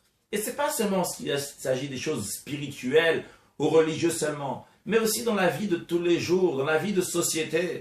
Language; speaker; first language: French; native; French